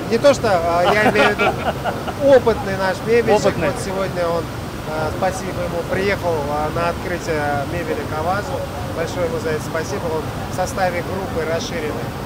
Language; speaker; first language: Russian; non-native, local second language; Uzbek